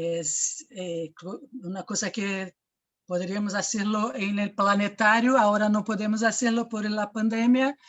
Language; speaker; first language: Spanish; non-native, fluent; Portuguese